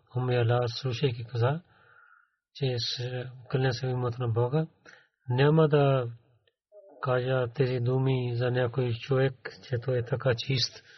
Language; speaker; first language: Bulgarian; non-native, learner; Urdu